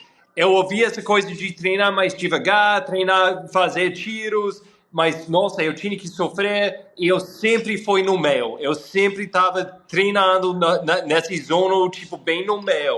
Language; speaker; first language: Portuguese; non-native, fluent; English